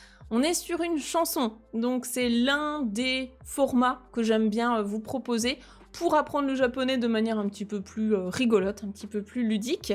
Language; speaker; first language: French; native; French